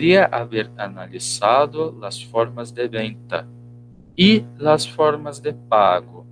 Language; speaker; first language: Spanish; non-native, fluent; Portuguese